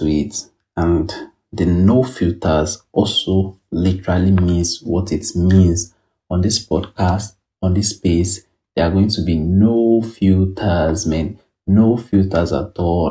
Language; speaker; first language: English; non-native, local second language; Yoruba